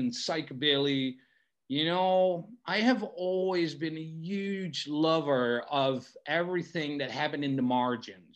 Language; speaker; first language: English; non-native, fluent; Dutch